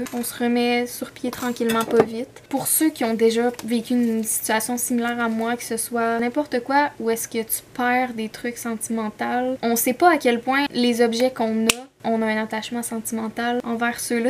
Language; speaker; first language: French; native; French